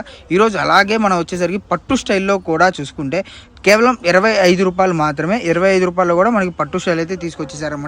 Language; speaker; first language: Telugu; native; Telugu